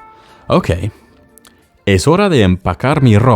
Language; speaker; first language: Spanish; non-native, fluent; English